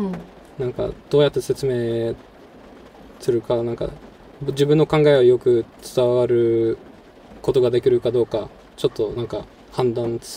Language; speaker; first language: Japanese; non-native, fluent; Norwegian